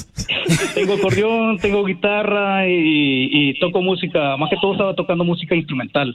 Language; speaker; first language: Spanish; native; Spanish